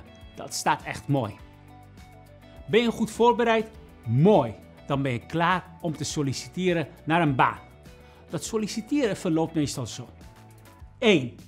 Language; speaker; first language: Dutch; non-native, fluent; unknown